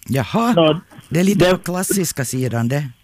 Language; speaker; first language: Swedish; native; Swedish